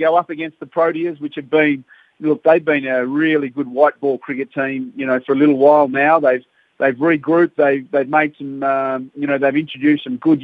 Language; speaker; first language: English; native; English